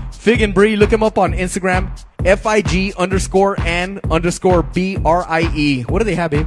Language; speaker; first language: English; early bilingual, other home language; Spanish